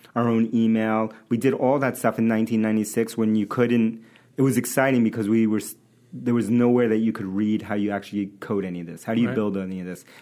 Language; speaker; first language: English; early bilingual, other home language; Spanish